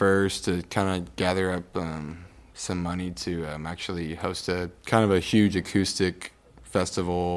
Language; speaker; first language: English; native; English